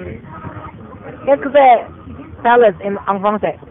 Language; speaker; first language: French; non-native, learner; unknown